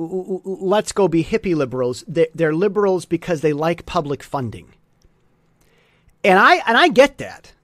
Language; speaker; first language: English; native; English